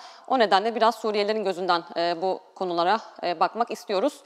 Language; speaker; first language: Turkish; native; Turkish